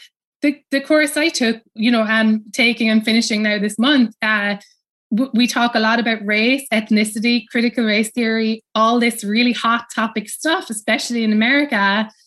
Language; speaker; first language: English; native; English